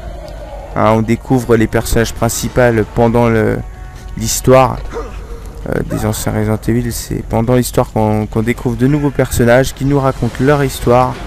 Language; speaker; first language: French; native; French